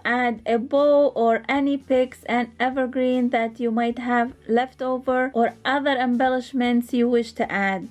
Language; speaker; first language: English; non-native, fluent; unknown